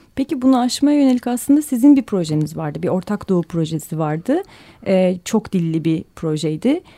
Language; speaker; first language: Turkish; native; Turkish